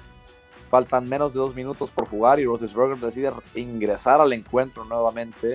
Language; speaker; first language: Spanish; native; Spanish